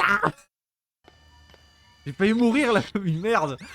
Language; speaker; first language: French; native; French